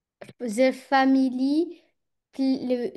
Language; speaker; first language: English; non-native, learner; French